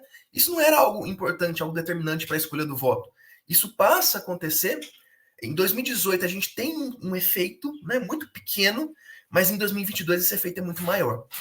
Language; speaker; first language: Portuguese; native; Portuguese